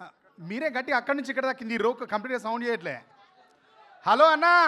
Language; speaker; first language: Telugu; native; Telugu